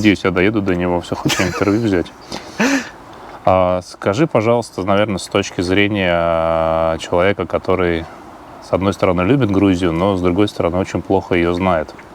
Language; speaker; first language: Russian; native; Russian